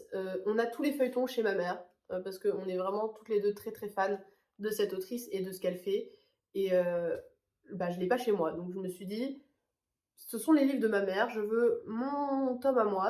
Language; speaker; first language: French; native; French